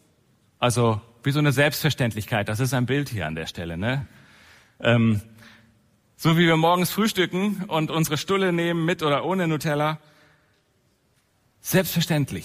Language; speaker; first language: German; native; German